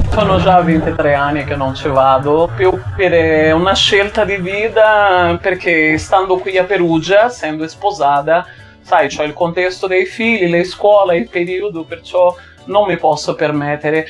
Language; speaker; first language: Italian; non-native, fluent; Portuguese